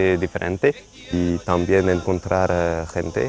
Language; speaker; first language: Spanish; non-native, learner; French